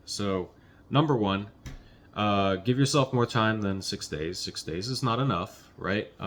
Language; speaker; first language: English; native; English